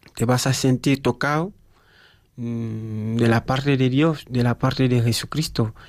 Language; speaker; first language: Spanish; non-native, fluent; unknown